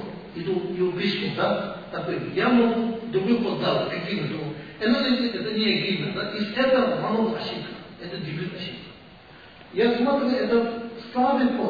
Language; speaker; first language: Russian; non-native, learner; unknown